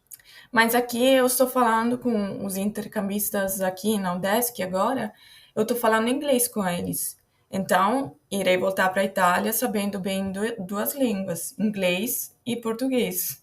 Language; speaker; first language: Portuguese; non-native, fluent; Italian